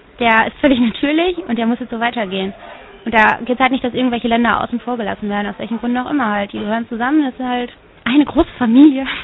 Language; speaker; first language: German; native; German